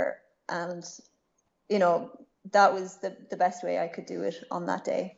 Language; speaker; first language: English; native; English